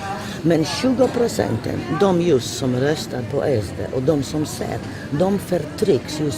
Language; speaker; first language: Swedish; non-native, fluent; Polish